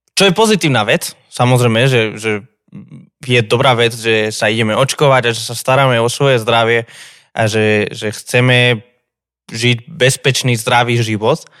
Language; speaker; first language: Slovak; non-native, fluent; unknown